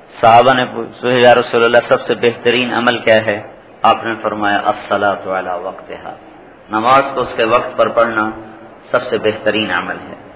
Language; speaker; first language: Urdu; non-native, local second language; Punjabi